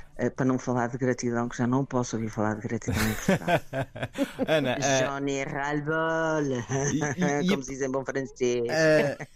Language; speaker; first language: Portuguese; native; Portuguese